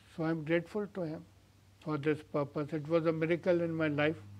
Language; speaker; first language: English; non-native, local second language; Urdu